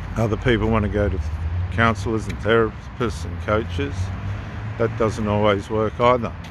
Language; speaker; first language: English; native; English